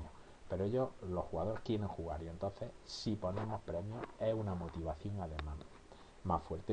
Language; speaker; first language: Spanish; native; Spanish